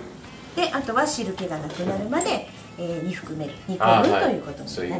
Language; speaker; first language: Japanese; native; Japanese